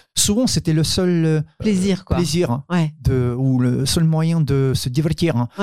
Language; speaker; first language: French; non-native, fluent; Ukrainian